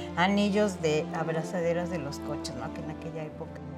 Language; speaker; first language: Spanish; native; Spanish